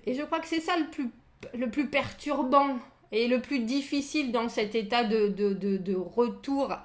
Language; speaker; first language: French; native; French